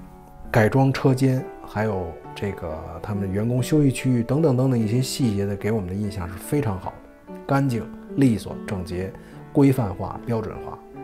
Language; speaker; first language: Chinese; native; Chinese